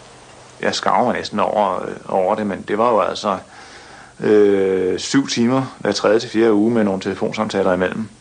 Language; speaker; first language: Danish; native; Danish